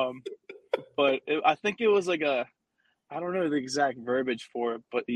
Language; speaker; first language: English; early bilingual, other home language; Spanish